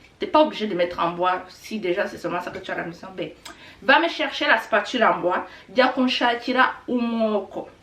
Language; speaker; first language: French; non-native, local second language; Kinyarwanda